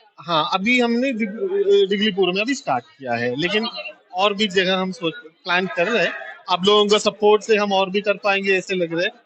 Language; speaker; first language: Hindi; non-native, local second language; Malayalam